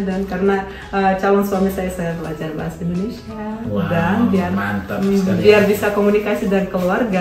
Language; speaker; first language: Indonesian; non-native, fluent; Russian